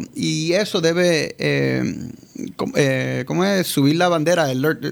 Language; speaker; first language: Spanish; early bilingual, heritage; Spanish